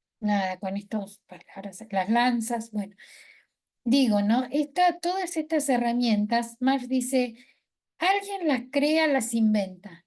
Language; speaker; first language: Spanish; native; Spanish